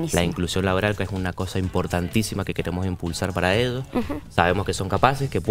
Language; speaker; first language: Spanish; native; Spanish